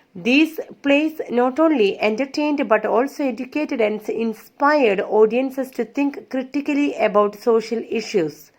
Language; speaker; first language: English; non-native, local second language; Malayalam